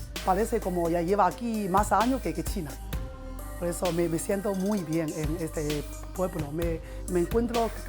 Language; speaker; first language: Spanish; non-native, learner; Chinese